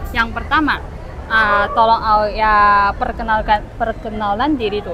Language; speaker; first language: Indonesian; non-native, fluent; Chinese